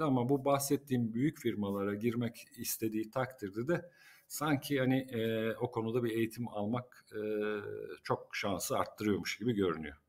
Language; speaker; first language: Turkish; native; Turkish